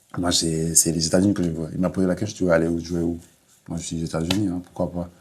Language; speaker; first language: French; non-native, local second language; Wolof